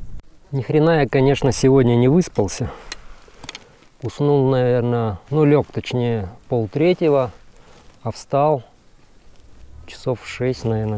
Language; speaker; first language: Russian; native; Russian